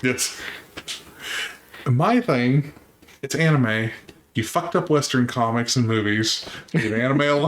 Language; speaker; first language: English; native; English